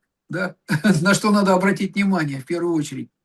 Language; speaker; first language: Russian; native; Russian